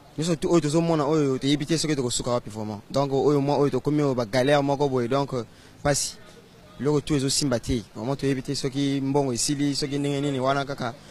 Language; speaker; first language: Lingala; native; Lingala